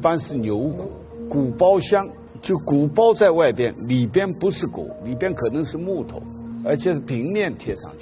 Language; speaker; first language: Chinese; native; Chinese